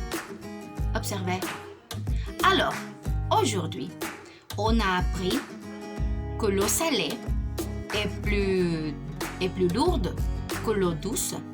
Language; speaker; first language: French; non-native, fluent; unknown